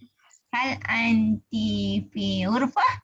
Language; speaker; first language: Arabic; non-native, learner; Malay